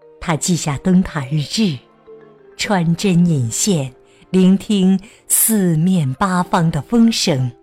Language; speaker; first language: Chinese; native; Chinese